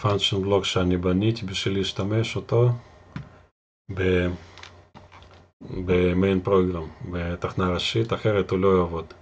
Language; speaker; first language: Hebrew; non-native, fluent; Russian